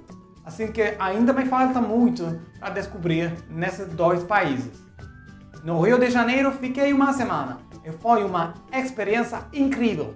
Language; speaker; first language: Portuguese; non-native, fluent; Italian